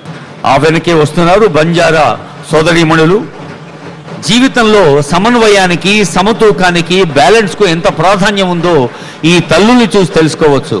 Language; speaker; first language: Telugu; native; Telugu